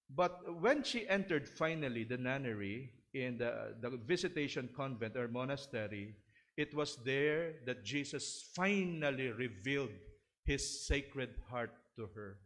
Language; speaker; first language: English; non-native, local second language; Filipino